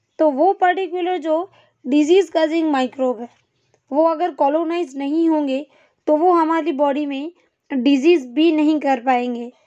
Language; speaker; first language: Hindi; non-native, local second language; Gujarati